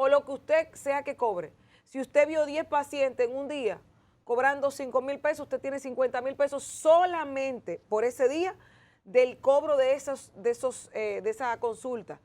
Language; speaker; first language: Spanish; native; Spanish